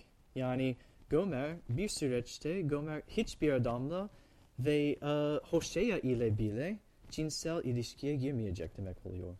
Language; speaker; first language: Turkish; non-native, fluent; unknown